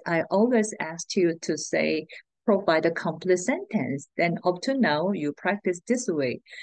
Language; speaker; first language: English; non-native, fluent; Korean